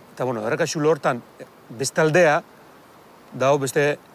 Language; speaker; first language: Basque; native; Basque